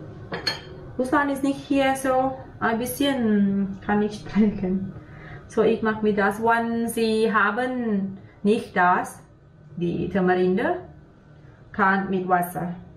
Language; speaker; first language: German; non-native, learner; Thai